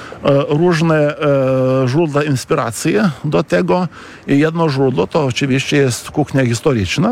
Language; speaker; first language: Polish; non-native, fluent; Lithuanian